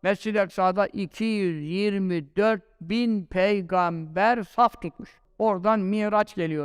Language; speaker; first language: Turkish; native; Turkish